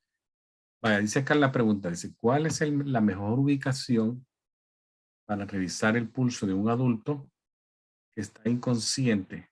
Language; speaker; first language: Spanish; native; Spanish